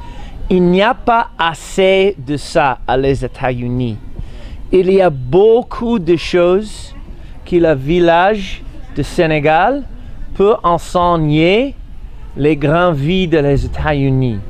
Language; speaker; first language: French; non-native, learner; English